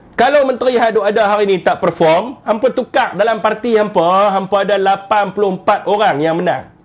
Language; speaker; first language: Malay; native; Malay